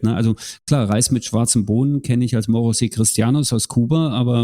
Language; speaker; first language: German; native; German